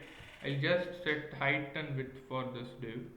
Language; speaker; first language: English; non-native, local second language; Kannada